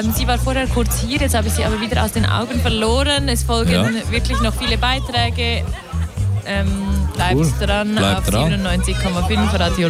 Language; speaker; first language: German; native; German